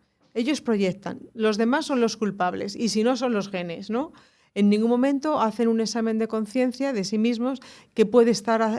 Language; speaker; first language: Spanish; native; Spanish